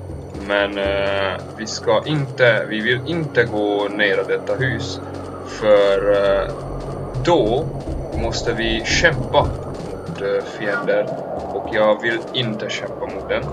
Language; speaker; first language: Swedish; non-native, learner; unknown